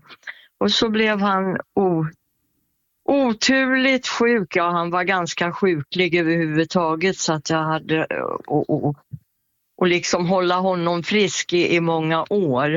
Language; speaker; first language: Swedish; native; Swedish